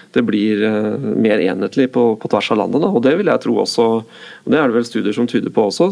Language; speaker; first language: Norwegian; native; Norwegian